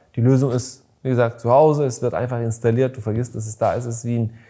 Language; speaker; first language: German; non-native, fluent; Bulgarian